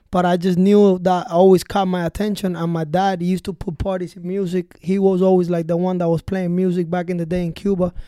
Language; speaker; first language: English; early bilingual, other home language; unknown